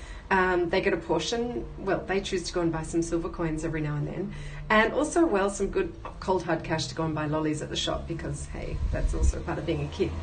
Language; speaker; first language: English; native; English